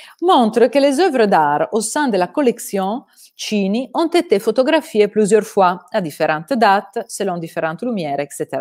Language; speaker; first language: French; non-native, fluent; Italian